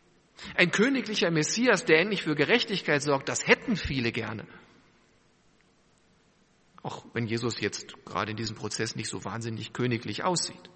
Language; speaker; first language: German; native; German